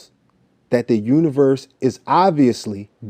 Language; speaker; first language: English; native; English